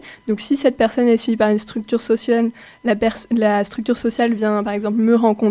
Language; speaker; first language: French; native; French